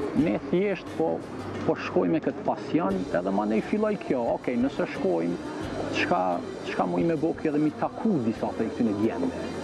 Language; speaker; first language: Albanian; native; Albanian